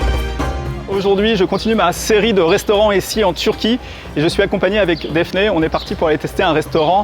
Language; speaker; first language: French; native; French